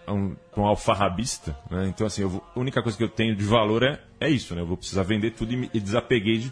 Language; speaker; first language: Portuguese; native; Portuguese